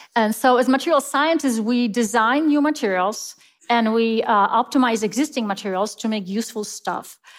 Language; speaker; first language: English; non-native, fluent; Polish